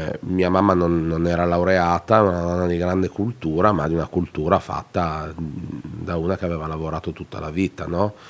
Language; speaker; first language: Italian; native; Italian